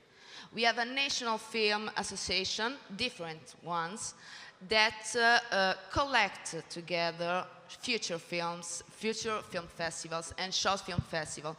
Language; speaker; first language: English; non-native, learner; Italian